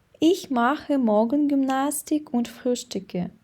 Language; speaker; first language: German; non-native, fluent; Ukrainian